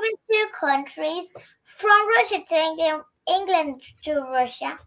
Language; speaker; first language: English; early bilingual, other home language; Russian